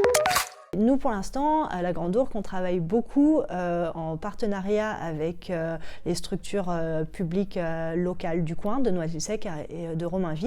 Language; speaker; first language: French; native; French